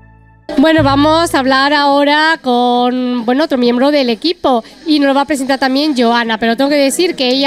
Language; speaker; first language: Spanish; native; Spanish